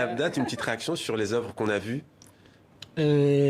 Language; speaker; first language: French; native; French